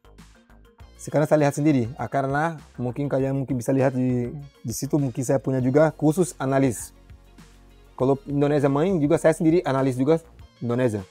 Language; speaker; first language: Indonesian; non-native, fluent; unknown